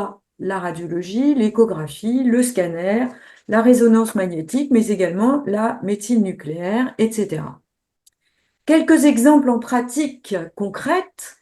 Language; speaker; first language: French; native; French